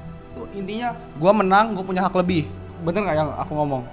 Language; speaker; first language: Indonesian; native; Indonesian